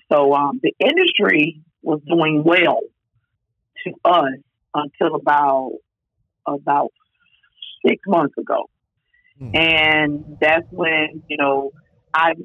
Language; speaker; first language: English; native; English